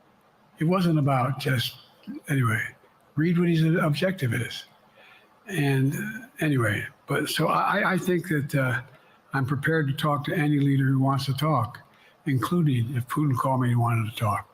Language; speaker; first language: English; native; English